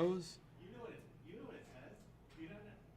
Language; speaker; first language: English; native; English